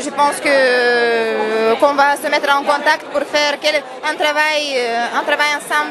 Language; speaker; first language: French; non-native, fluent; Lithuanian